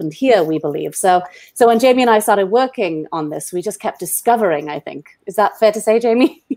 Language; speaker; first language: English; native; English